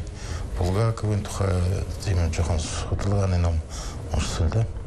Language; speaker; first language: Mongolian; non-native, fluent; Russian